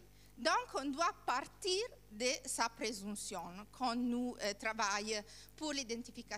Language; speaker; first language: French; non-native, learner; Italian